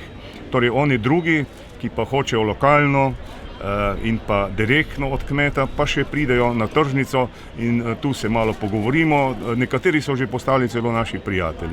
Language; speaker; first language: Slovenian; native; Slovenian